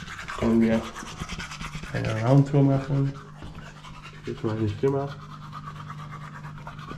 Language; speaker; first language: German; non-native, learner; Danish